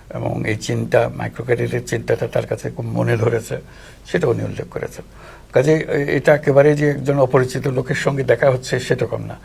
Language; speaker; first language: Bangla; native; Bangla